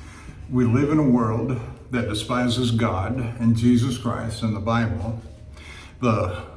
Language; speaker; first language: English; native; English